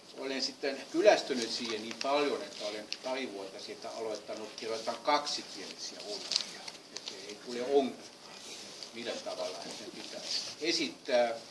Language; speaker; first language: Finnish; non-native, fluent; German